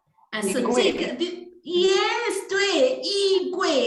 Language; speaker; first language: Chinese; non-native, fluent; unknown